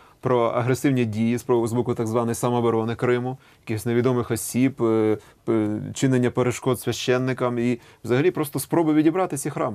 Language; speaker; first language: Ukrainian; native; Ukrainian